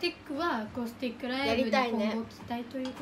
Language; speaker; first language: Japanese; native; Japanese